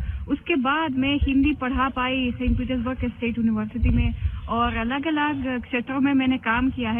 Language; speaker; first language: Hindi; non-native, fluent; Russian